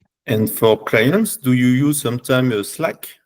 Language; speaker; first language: English; non-native, learner; French